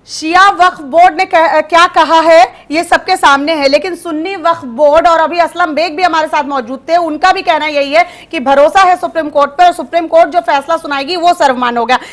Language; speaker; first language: Hindi; native; Hindi